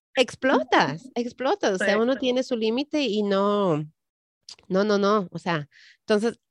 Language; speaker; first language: Spanish; native; Spanish